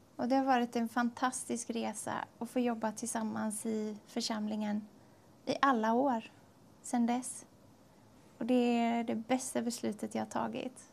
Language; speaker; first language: Swedish; native; Swedish